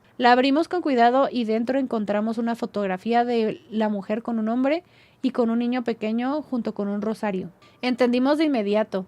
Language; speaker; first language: Spanish; native; Spanish